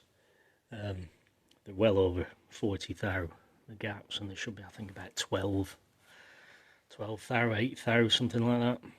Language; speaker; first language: English; native; English